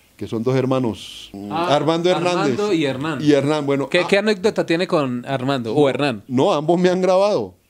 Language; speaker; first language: Spanish; native; Spanish